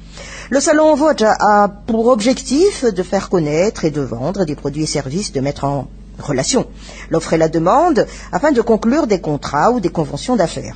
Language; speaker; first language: French; non-native, local second language; Malagasy